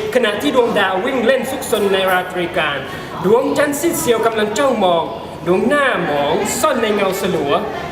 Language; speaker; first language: Thai; non-native, local second language; Malay